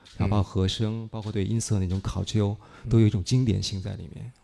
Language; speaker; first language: Chinese; native; Chinese